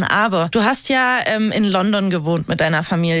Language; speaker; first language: German; native; German